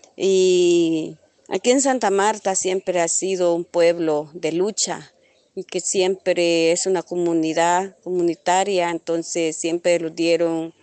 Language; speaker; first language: Spanish; native; Spanish